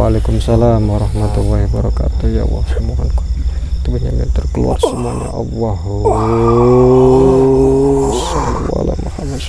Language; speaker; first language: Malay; non-native, local second language; Javanese